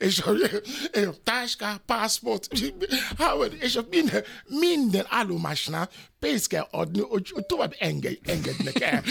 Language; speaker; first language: Hungarian; non-native, learner; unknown